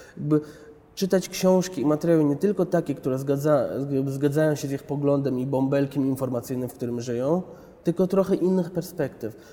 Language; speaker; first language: Polish; early bilingual, other home language; Chechen